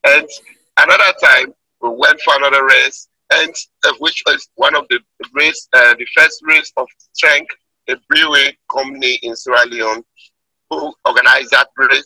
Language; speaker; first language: English; non-native, local second language; Krio